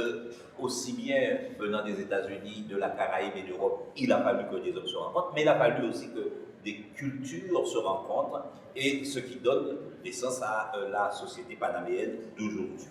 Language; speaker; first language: French; native; French